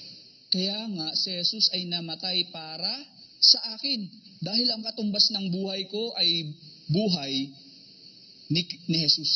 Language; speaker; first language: Filipino; native; Filipino